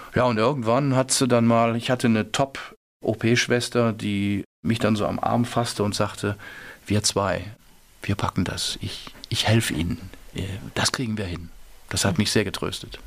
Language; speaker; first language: German; native; German